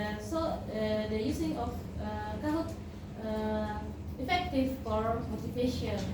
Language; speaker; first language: English; non-native, learner; Indonesian